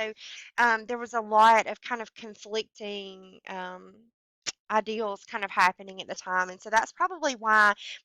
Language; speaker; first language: English; native; English